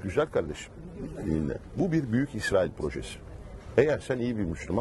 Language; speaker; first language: Turkish; native; Turkish